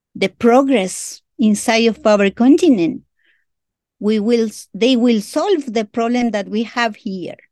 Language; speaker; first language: English; non-native, learner; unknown